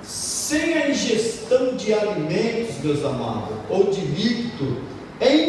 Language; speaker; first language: Portuguese; native; Portuguese